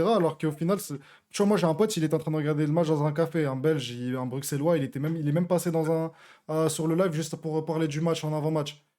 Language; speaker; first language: French; native; French